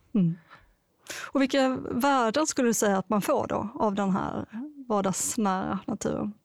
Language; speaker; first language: Swedish; native; Swedish